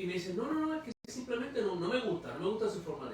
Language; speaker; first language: Spanish; native; Spanish